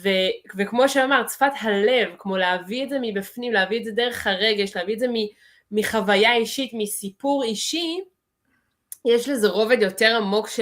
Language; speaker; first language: Hebrew; early bilingual, other home language; Russian